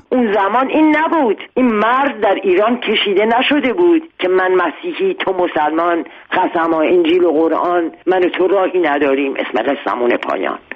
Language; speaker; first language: Persian; non-native, local second language; Armenian